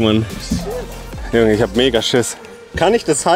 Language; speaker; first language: German; native; German